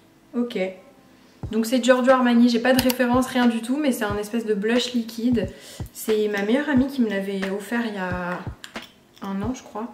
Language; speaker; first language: French; native; French